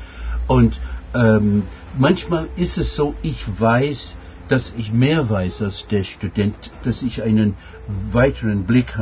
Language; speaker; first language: German; non-native, fluent; English